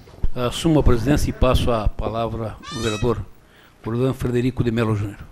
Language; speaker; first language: Portuguese; native; Portuguese